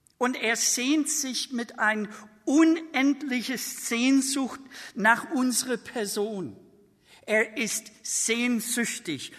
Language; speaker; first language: German; non-native, fluent; English